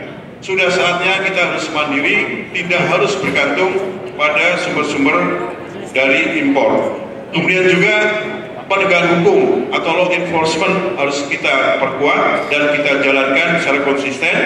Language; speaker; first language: Indonesian; native; Indonesian